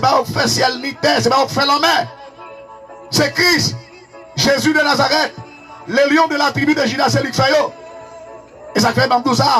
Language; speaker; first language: French; non-native, local second language; Haitian Creole